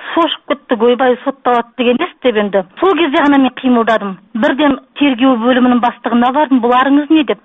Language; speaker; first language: Kazakh; native; Kazakh